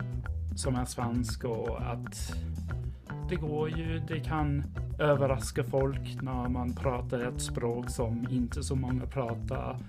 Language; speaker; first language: Swedish; non-native, fluent; English